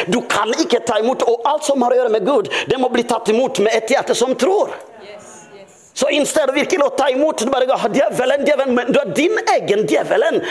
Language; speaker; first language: Norwegian; non-native, fluent; Rundi